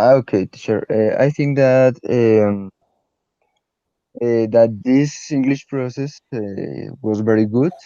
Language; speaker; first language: English; non-native, learner; Spanish